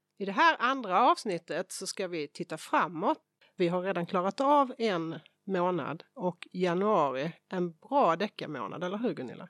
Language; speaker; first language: Swedish; native; Swedish